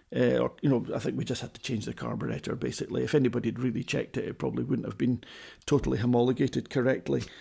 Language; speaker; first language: English; native; English